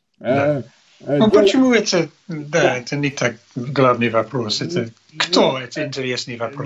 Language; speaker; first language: Russian; non-native, learner; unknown